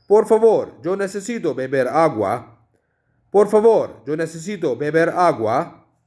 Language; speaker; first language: Spanish; non-native, fluent; Urdu